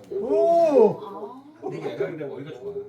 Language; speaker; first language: Korean; native; Korean